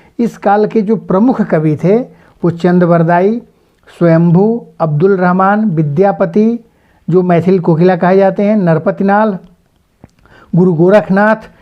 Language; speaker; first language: Hindi; native; Hindi